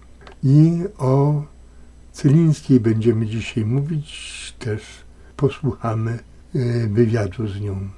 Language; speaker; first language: Polish; native; Polish